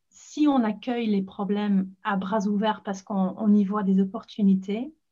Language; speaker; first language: French; non-native, fluent; English